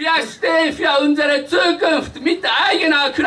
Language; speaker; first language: German; non-native, fluent; Japanese